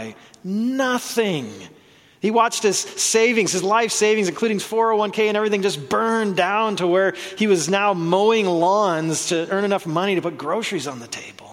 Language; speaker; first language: English; native; English